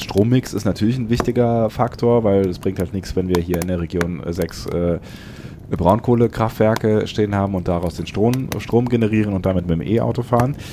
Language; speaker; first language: German; native; German